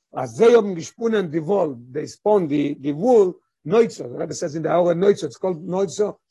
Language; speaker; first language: English; non-native, fluent; Hebrew